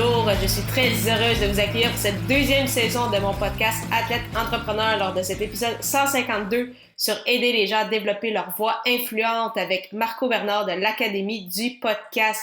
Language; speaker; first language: French; native; French